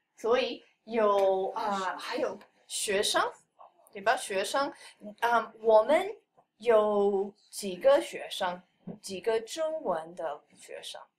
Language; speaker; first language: Chinese; non-native, fluent; English